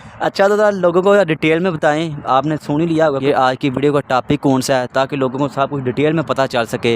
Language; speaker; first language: Urdu; non-native, local second language; Punjabi